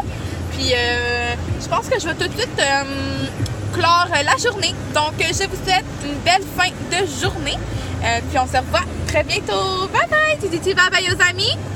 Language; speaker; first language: French; native; French